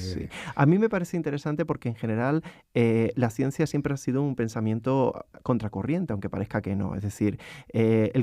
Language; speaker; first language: Spanish; native; Spanish